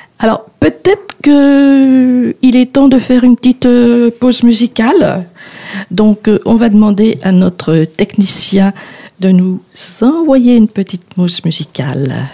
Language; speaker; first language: French; native; French